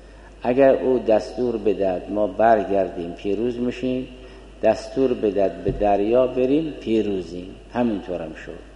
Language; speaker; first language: Persian; native; Persian